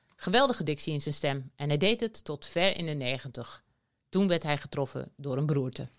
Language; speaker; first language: Dutch; native; Dutch